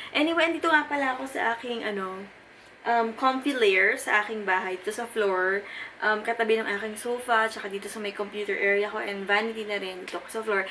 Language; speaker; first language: Filipino; native; Filipino